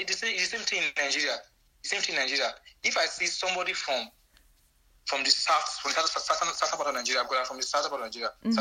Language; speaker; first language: English; non-native, local second language; Bini